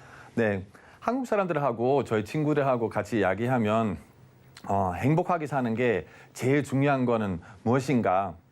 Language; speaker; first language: Korean; non-native, fluent; German